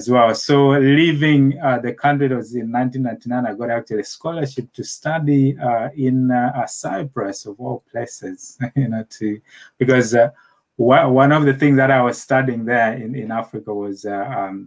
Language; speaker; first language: English; non-native, local second language; Nyanja